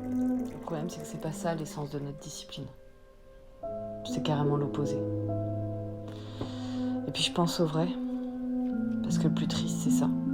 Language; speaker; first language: French; native; French